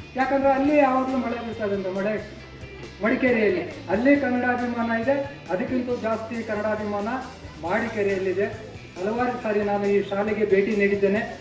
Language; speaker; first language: Kannada; non-native, local second language; Urdu